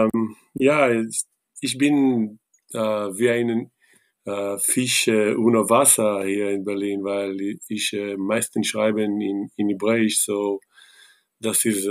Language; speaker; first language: German; non-native, learner; Hebrew